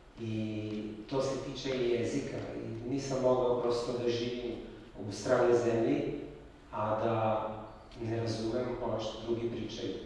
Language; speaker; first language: Serbian; non-native, fluent; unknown